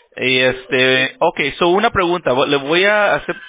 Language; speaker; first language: Spanish; early bilingual, heritage; Spanish